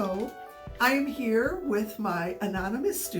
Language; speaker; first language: English; native; English